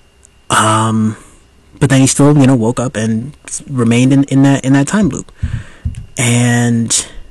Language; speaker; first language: English; native; English